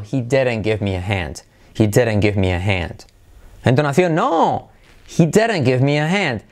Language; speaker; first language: English; non-native, fluent; Spanish